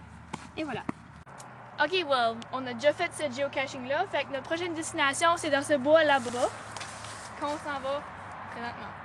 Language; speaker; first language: French; native; French